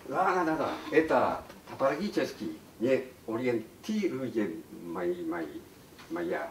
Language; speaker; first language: Russian; non-native, learner; Japanese